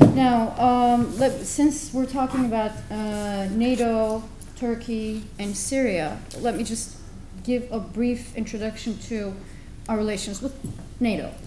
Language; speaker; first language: English; non-native, fluent; Turkish